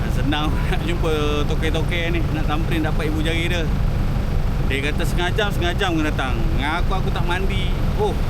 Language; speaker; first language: Malay; native; Malay